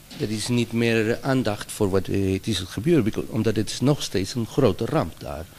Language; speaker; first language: Dutch; non-native, fluent; Spanish